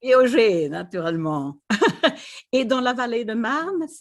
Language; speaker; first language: French; non-native, fluent; Swedish